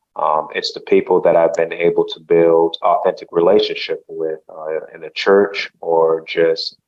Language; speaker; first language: English; early bilingual, other home language; Haitian Creole